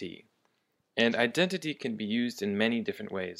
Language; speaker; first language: English; native; English